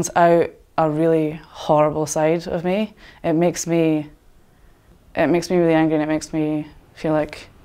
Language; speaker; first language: English; native; English